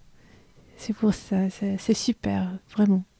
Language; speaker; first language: French; non-native, learner; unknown